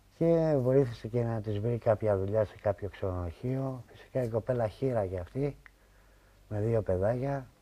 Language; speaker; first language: Greek; native; Greek